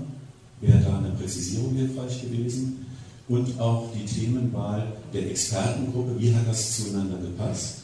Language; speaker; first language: German; native; German